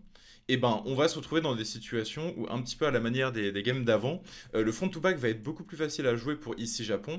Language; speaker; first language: French; native; French